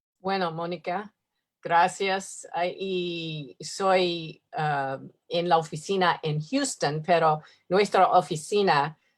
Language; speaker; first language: Spanish; non-native, learner; English